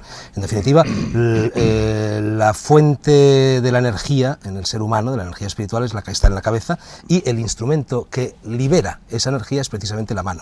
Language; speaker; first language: Spanish; native; Spanish